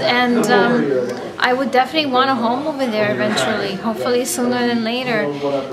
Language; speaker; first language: English; early bilingual, other home language; Spanish